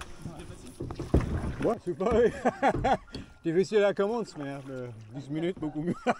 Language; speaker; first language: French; non-native, learner; English